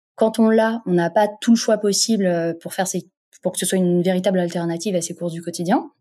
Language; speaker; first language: French; non-native, local second language; Arabic